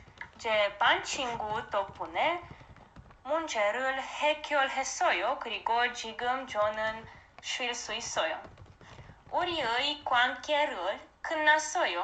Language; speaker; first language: Korean; non-native, learner; Romanian